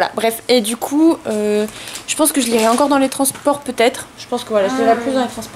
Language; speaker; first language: French; native; French